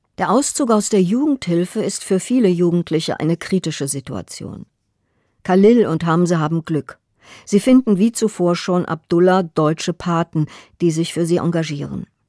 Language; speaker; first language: German; native; German